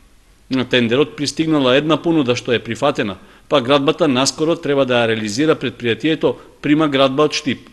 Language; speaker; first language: Macedonian; native; Macedonian